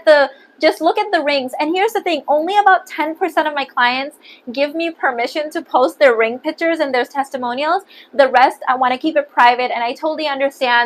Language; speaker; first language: English; early bilingual, other home language; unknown